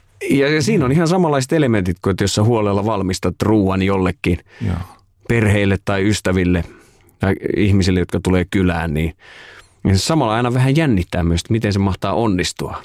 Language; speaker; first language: Finnish; native; Finnish